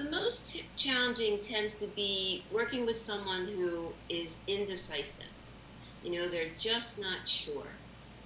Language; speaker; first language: English; native; English